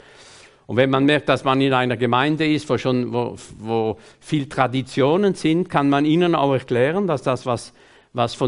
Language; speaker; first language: German; non-native, fluent; French